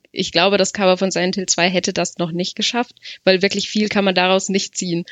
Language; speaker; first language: German; native; German